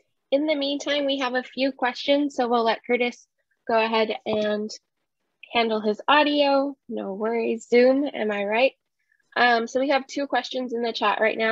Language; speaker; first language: English; early bilingual, other home language; Spanish